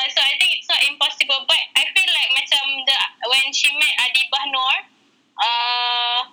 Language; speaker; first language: English; non-native, local second language; Malay